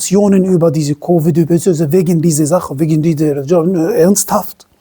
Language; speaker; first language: German; non-native, fluent; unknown